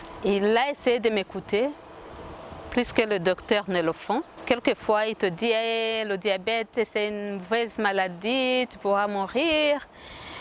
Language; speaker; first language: French; non-native, local second language; Kinyarwanda